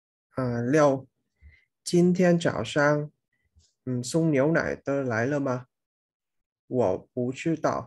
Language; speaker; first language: Chinese; non-native, learner; Vietnamese